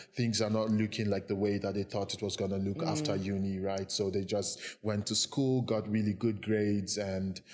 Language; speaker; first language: English; non-native, local second language; Igbo